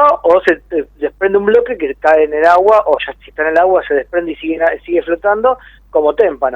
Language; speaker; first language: Spanish; native; Spanish